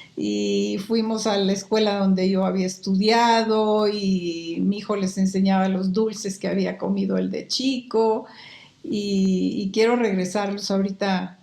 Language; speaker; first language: Spanish; native; Spanish